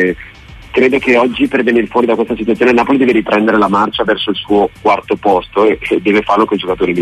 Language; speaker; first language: Italian; native; Italian